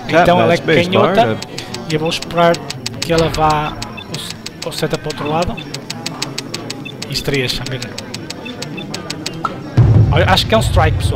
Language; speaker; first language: Portuguese; native; Portuguese